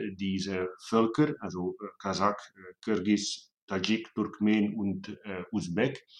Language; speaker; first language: German; non-native, fluent; Dutch